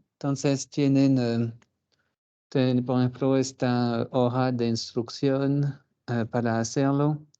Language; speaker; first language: Spanish; non-native, fluent; French